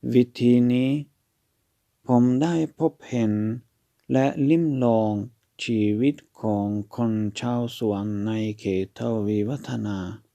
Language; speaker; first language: Thai; non-native, fluent; Hungarian